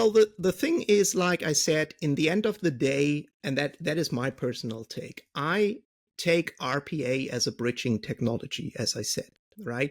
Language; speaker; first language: English; non-native, fluent; German